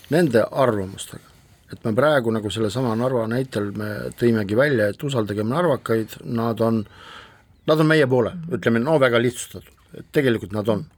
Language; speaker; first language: Estonian; non-native, local second language; Russian